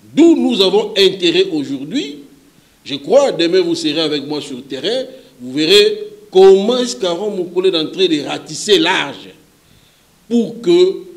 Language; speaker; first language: French; non-native, local second language; Lingala